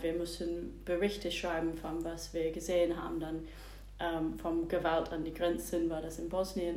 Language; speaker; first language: German; non-native, fluent; English